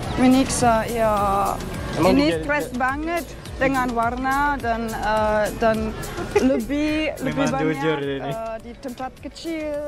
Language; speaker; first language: Indonesian; non-native, learner; German